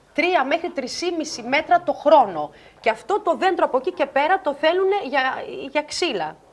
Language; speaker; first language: Greek; non-native, fluent; German